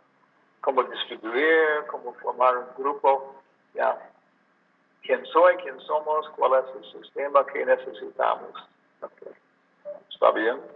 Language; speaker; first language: Spanish; non-native, learner; English